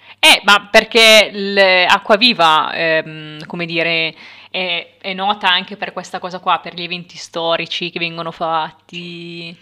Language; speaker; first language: Italian; native; Italian